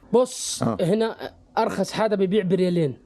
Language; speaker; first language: Arabic; native; Arabic